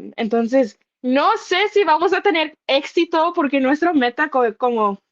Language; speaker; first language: Spanish; early bilingual, other home language; English